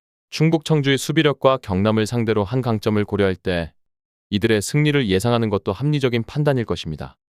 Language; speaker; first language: Korean; native; Korean